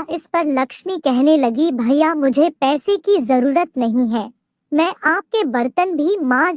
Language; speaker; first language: Hindi; native; Hindi